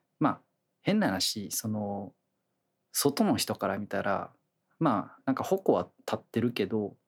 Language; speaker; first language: Japanese; native; Japanese